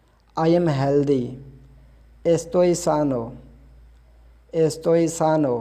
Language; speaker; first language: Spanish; non-native, fluent; Urdu